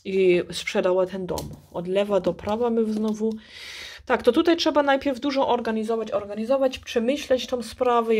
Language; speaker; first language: Polish; early bilingual, heritage; Polish